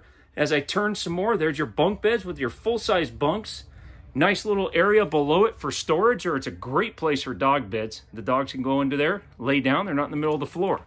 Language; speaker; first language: English; native; English